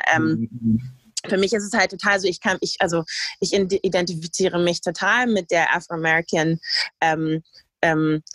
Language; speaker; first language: German; native; German